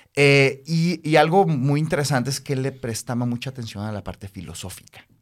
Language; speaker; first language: Spanish; native; Spanish